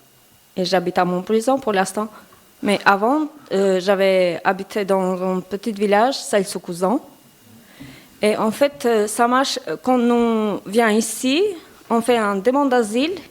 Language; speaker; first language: French; non-native, learner; Albanian